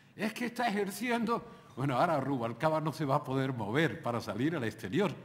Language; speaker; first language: Spanish; native; Spanish